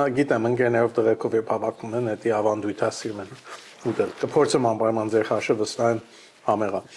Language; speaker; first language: Armenian; early bilingual, heritage; Armenian